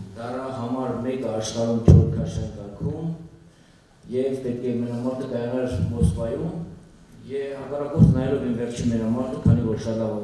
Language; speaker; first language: Armenian; native; Armenian